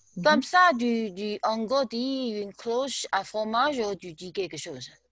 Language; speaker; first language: French; non-native, learner; Chinese